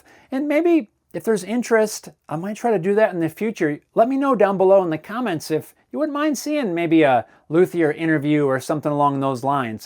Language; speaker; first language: English; native; English